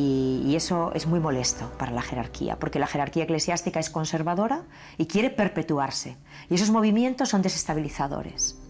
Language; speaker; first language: Spanish; native; Spanish